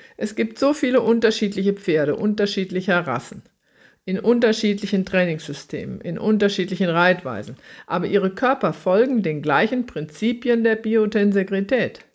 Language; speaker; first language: German; native; German